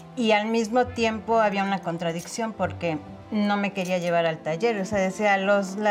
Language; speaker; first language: Spanish; native; Spanish